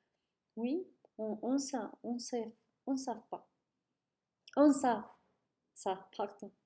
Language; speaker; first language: French; non-native, learner; Spanish